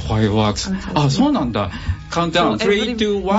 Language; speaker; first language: English; non-native, learner; Japanese